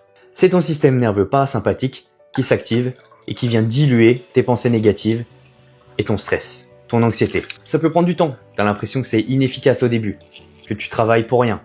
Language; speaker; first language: French; native; French